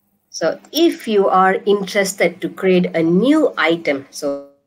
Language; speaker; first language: English; non-native, local second language; Tamil